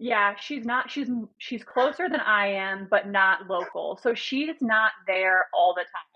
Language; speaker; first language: English; native; English